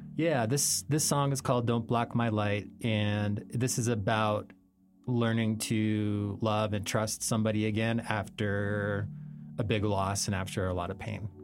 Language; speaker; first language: English; native; English